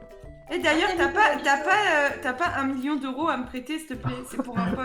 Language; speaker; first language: French; native; French